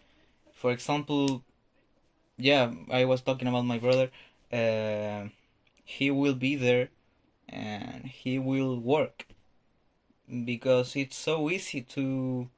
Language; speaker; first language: English; non-native, fluent; Spanish